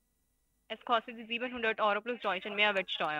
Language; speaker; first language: German; non-native, learner; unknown